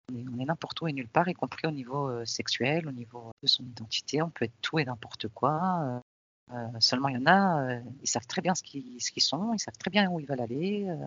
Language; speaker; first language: French; early bilingual, other home language; Arabic